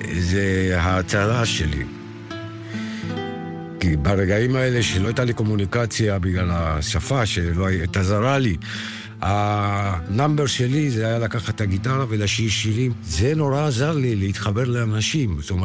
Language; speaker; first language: Hebrew; non-native, fluent; Spanish